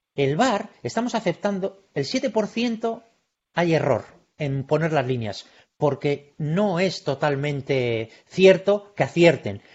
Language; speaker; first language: Spanish; native; Spanish